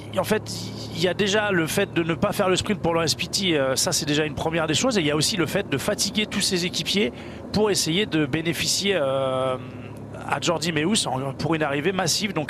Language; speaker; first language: French; native; French